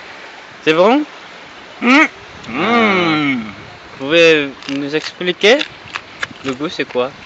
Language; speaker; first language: French; non-native, learner; Korean